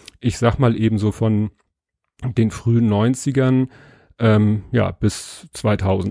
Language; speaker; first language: German; native; German